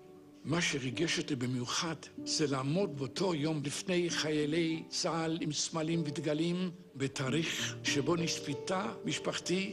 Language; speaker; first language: Hebrew; non-native, fluent; Yiddish